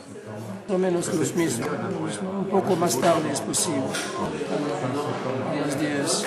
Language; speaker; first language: Spanish; non-native, learner; French